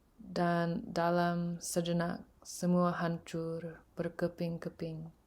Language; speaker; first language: Indonesian; early bilingual, heritage; English